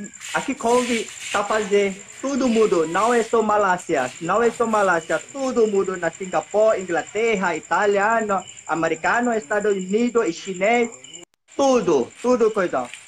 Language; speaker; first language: Portuguese; non-native, learner; Malay